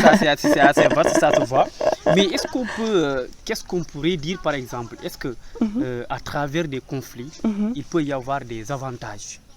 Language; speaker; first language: French; non-native, local second language; Wolof